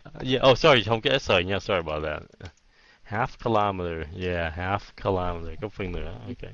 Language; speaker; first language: English; early bilingual, heritage; Vietnamese